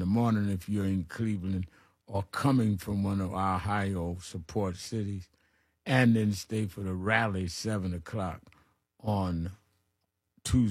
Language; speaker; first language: English; native; English